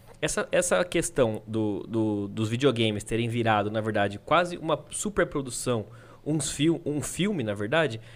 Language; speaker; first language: Portuguese; native; Portuguese